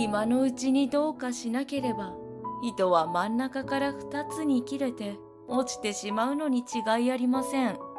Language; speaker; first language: Japanese; native; Japanese